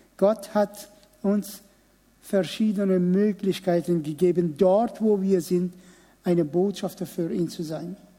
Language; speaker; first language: German; non-native, fluent; Persian